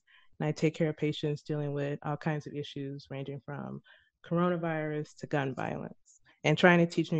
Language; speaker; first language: English; native; English